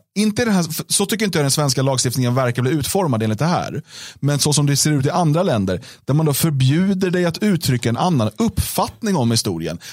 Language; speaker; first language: Swedish; native; Swedish